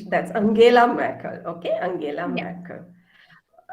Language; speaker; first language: German; non-native, fluent; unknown